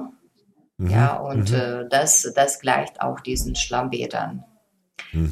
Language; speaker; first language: German; non-native, fluent; Lithuanian